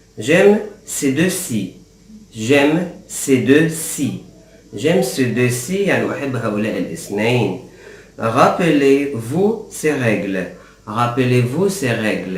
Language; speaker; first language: French; non-native, fluent; Arabic